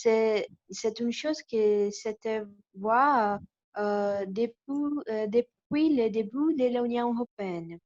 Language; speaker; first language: French; non-native, learner; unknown